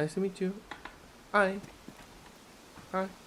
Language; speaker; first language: English; non-native, learner; Korean